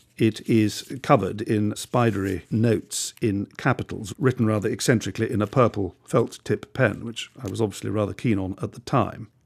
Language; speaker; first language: English; native; English